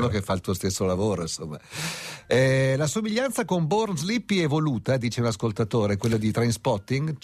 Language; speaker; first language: Italian; native; Italian